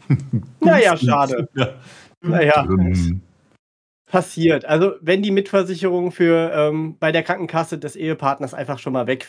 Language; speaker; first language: German; native; German